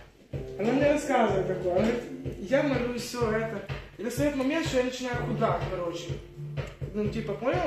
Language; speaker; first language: Russian; native; Russian